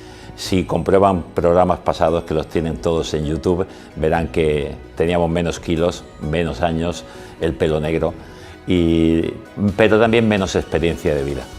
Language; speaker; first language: Spanish; native; Spanish